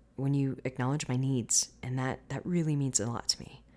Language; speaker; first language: English; native; English